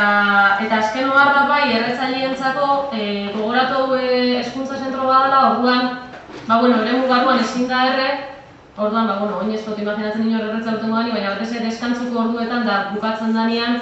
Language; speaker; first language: Basque; native; Basque